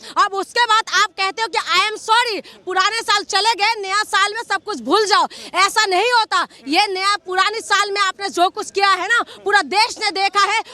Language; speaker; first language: Hindi; non-native, local second language; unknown